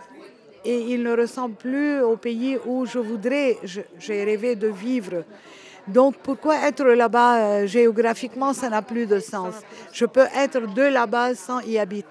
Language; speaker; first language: French; non-native, local second language; Arabic